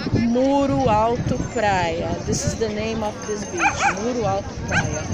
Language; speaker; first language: English; non-native, learner; Portuguese